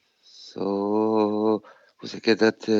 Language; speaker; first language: Dutch; non-native, fluent; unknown